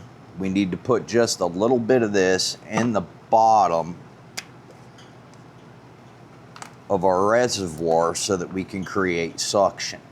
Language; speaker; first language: English; native; English